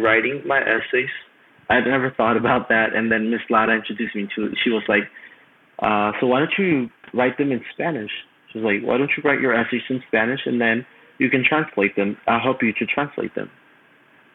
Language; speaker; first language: English; non-native, fluent; Spanish